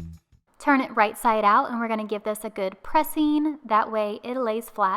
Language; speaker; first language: English; native; English